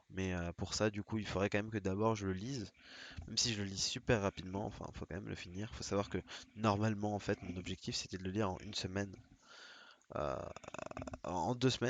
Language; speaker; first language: French; native; French